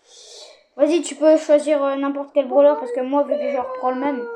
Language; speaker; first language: French; native; French